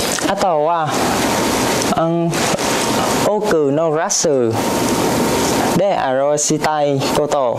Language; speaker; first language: Japanese; non-native, learner; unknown